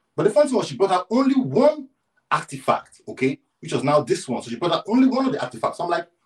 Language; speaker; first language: English; non-native, local second language; Yoruba